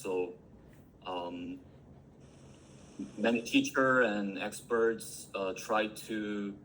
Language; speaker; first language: English; non-native, learner; Korean